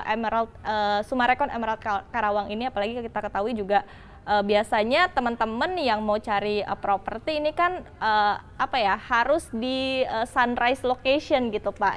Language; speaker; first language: Indonesian; native; Indonesian